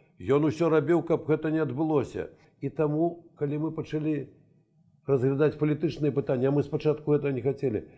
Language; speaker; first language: Belarusian; native; Belarusian